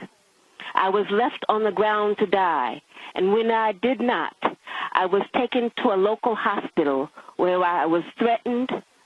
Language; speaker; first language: English; native; English